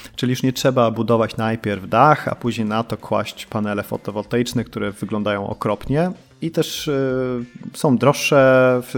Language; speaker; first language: Polish; early bilingual, heritage; Polish